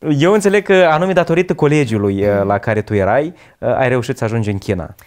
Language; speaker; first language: Romanian; native; Romanian